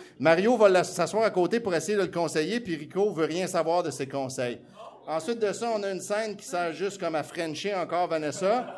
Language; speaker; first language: French; native; French